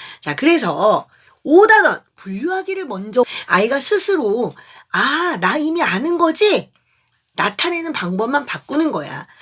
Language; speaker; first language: Korean; native; Korean